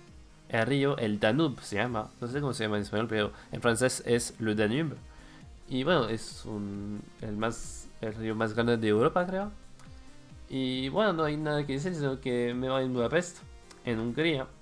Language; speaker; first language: Spanish; non-native, fluent; French